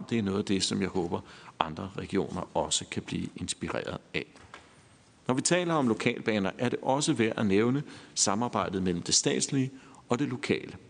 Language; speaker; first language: Danish; native; Danish